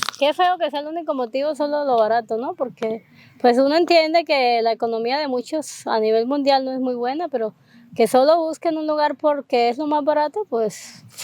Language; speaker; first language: Spanish; native; Spanish